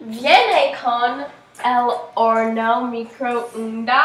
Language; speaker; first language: Spanish; non-native, learner; English